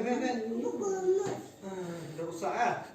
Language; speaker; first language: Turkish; non-native, learner; Indonesian